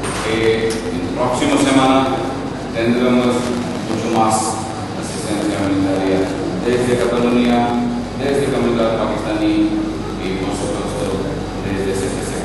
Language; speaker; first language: Spanish; non-native, fluent; Urdu